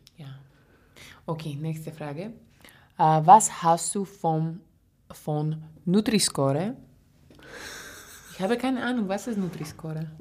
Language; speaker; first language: German; non-native, learner; English